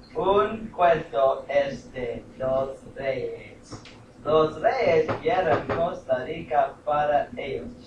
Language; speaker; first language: Spanish; non-native, learner; English